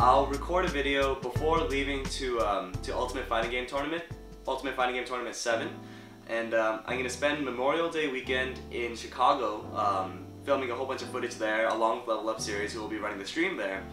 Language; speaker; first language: English; native; English